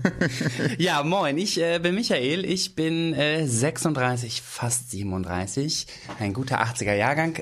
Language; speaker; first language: German; native; German